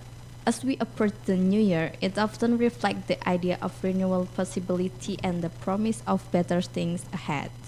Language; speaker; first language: English; non-native, learner; Indonesian